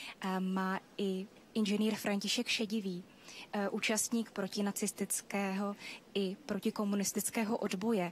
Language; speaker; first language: Czech; native; Czech